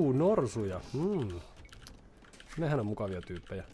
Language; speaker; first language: Finnish; native; Finnish